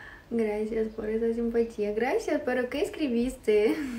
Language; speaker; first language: Spanish; non-native, fluent; Russian